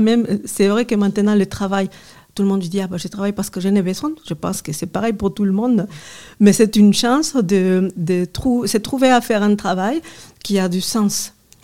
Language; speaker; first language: French; non-native, fluent; Spanish